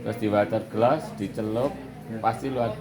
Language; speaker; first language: Indonesian; native; Indonesian